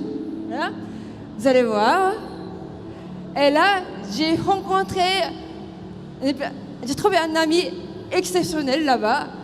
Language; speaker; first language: French; non-native, fluent; Japanese